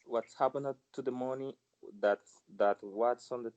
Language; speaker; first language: English; non-native, learner; Spanish